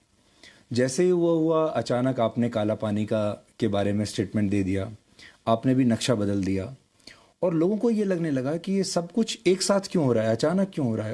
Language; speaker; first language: Hindi; native; Hindi